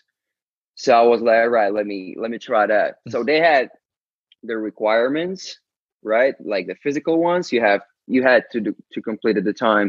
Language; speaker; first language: English; non-native, fluent; Ukrainian